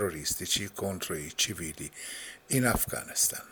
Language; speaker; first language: Italian; non-native, fluent; Persian